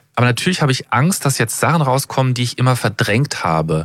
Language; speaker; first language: German; native; German